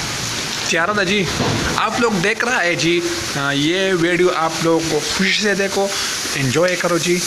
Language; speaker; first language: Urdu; non-native, local second language; Pashto